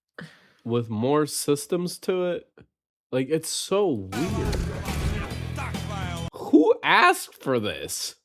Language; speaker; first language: English; native; English